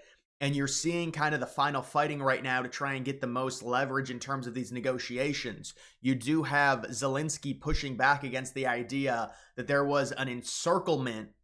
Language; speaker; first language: English; native; English